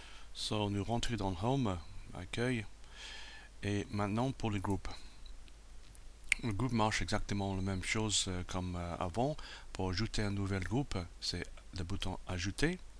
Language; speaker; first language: French; non-native, fluent; English